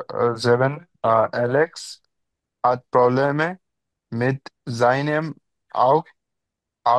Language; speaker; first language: German; non-native, learner; Bangla